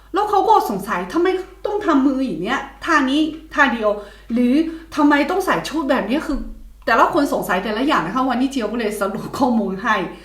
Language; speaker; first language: Thai; non-native, fluent; Chinese